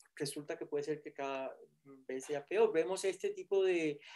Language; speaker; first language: Spanish; native; Spanish